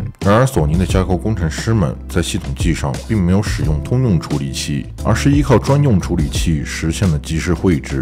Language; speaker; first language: Chinese; native; Chinese